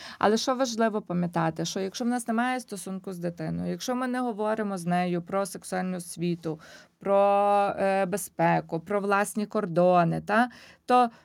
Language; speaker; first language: Ukrainian; native; Ukrainian